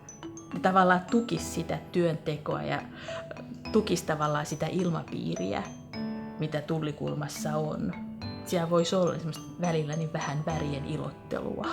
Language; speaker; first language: Finnish; native; Finnish